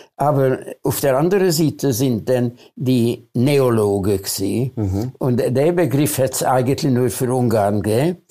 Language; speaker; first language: German; early bilingual, other home language; Hungarian